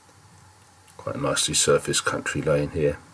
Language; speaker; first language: English; native; English